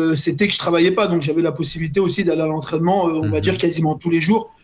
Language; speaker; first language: French; native; French